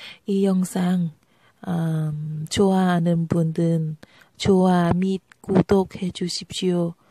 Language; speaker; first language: Korean; non-native, learner; Vietnamese